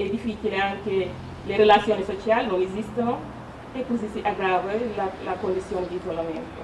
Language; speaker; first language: Italian; non-native, fluent; Wolof